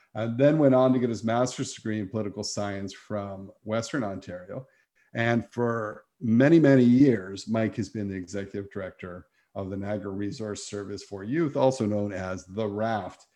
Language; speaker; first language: English; native; English